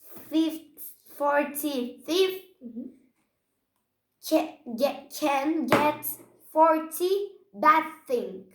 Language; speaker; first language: English; non-native, learner; Turkish